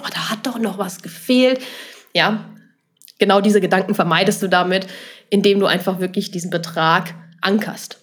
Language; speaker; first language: German; native; German